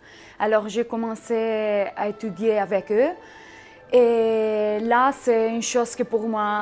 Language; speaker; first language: French; non-native, fluent; Catalan